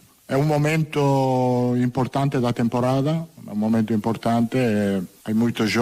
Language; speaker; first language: Portuguese; non-native, learner; Italian